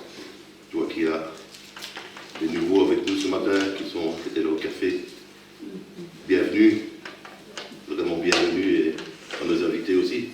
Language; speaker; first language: French; native; French